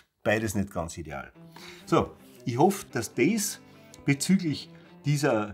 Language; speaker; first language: German; native; German